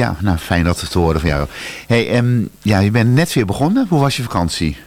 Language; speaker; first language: Dutch; native; Dutch